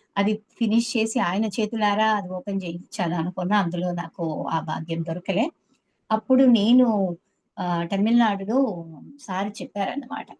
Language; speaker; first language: Telugu; native; Telugu